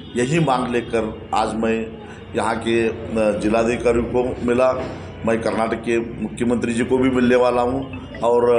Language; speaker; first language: Hindi; non-native, local second language; Marathi